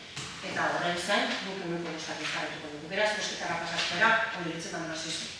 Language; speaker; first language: Basque; native; Basque